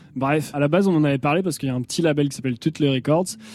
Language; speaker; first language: French; native; French